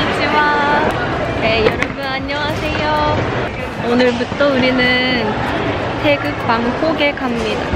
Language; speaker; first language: Korean; non-native, fluent; Japanese